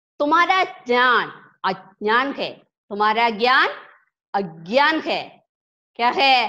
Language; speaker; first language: Hindi; non-native, local second language; Malayalam